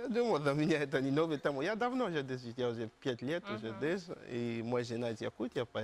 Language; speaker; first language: Russian; non-native, learner; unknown